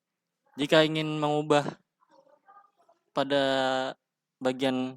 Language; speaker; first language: Indonesian; native; Indonesian